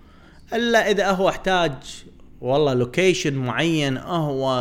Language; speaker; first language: Arabic; native; Arabic